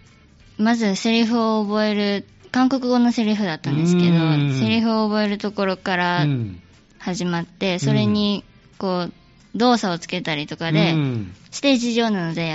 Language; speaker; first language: Japanese; native; Japanese